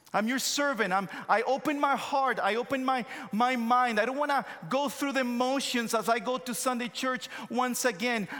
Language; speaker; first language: English; non-native, fluent; Spanish